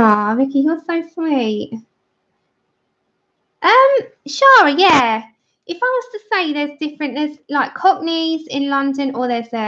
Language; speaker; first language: English; native; English